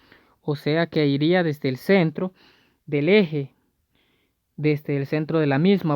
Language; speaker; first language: Spanish; native; Spanish